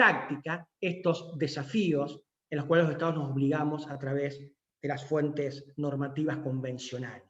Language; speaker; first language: Spanish; native; Spanish